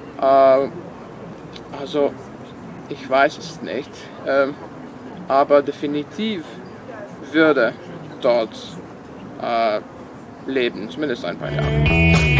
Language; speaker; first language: German; non-native, local second language; Serbian